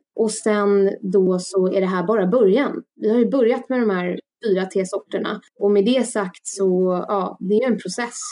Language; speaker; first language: Swedish; early bilingual, other home language; Russian